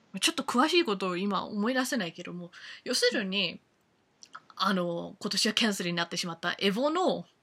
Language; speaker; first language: Japanese; native; Japanese